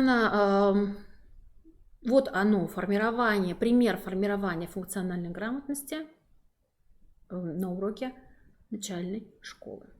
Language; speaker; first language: Russian; native; Russian